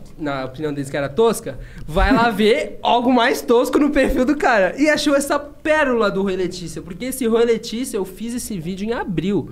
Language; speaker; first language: Portuguese; native; Portuguese